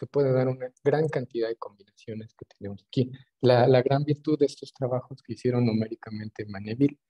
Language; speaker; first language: Spanish; native; Spanish